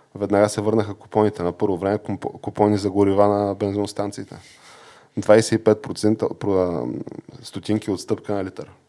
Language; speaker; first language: Bulgarian; native; Bulgarian